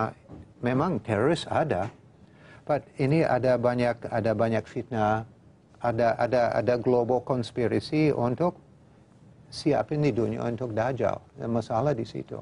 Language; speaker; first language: Indonesian; non-native, fluent; English